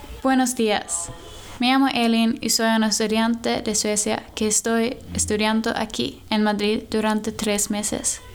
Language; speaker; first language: Spanish; non-native, learner; Swedish